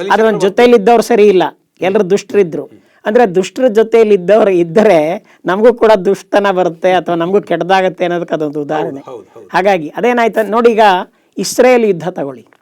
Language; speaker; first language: Kannada; native; Kannada